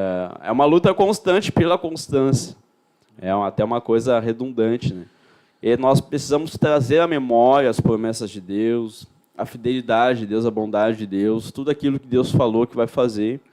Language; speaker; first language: Portuguese; native; Portuguese